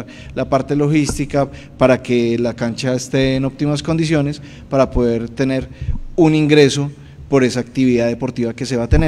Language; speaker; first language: Spanish; native; Spanish